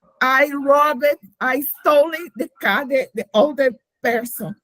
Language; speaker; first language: English; non-native, learner; Portuguese